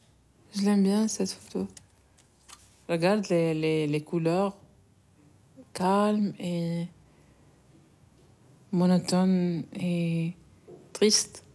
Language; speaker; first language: French; non-native, local second language; Arabic